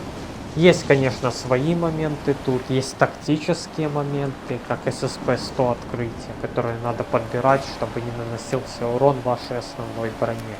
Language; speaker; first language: Russian; native; Russian